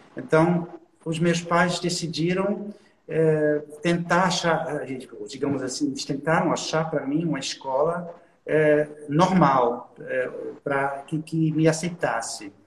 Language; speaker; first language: Portuguese; non-native, fluent; German